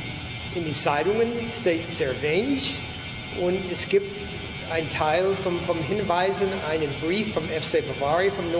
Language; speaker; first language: German; non-native, fluent; English